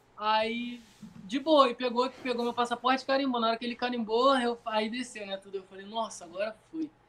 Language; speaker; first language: Portuguese; native; Portuguese